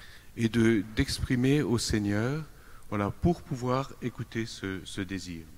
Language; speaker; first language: French; native; French